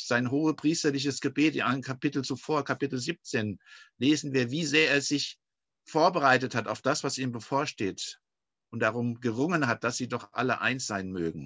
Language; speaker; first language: German; native; German